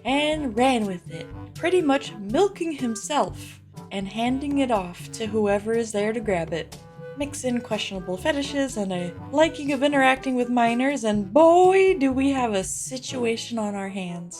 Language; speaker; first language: English; native; English